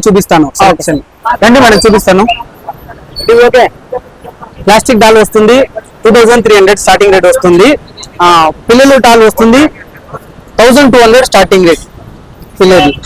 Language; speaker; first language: Telugu; non-native, learner; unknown